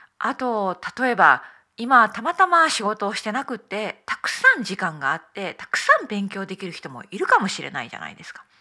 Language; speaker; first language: Japanese; native; Japanese